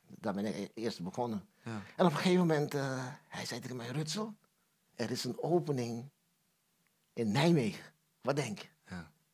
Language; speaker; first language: Dutch; non-native, local second language; Papiamento